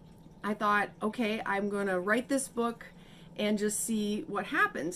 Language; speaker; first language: English; native; English